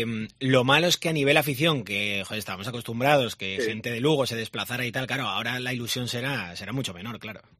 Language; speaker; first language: Spanish; native; Spanish